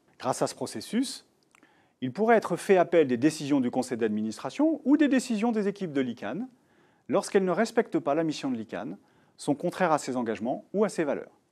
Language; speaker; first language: French; native; French